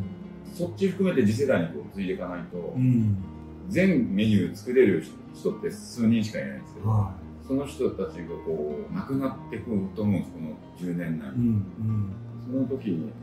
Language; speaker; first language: Japanese; native; Japanese